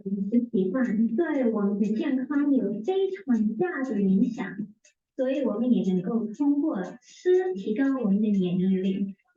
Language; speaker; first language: Chinese; native; Chinese